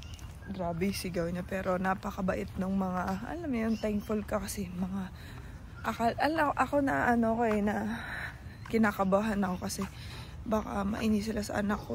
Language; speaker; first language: Filipino; native; Filipino